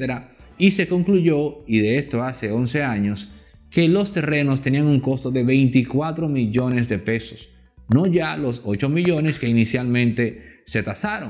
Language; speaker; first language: Spanish; native; Spanish